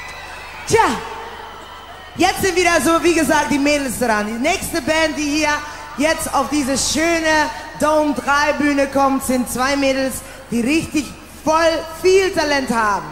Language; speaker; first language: German; non-native, learner; English